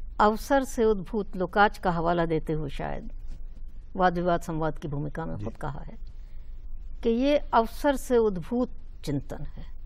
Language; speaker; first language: Hindi; native; Hindi